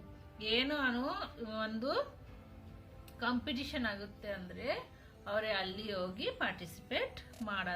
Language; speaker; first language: Kannada; non-native, local second language; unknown